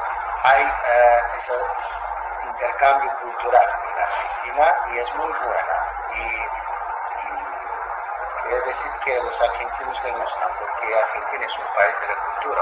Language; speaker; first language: Spanish; non-native, fluent; Azerbaijani